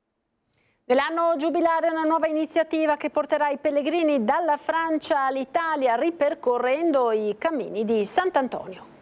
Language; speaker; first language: Italian; native; Italian